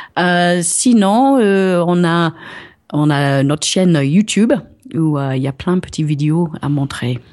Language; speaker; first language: French; non-native, fluent; English